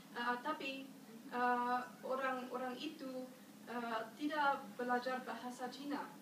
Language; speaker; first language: Indonesian; non-native, learner; German